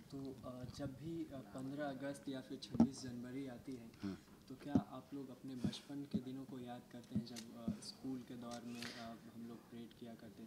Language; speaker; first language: Hindi; native; Hindi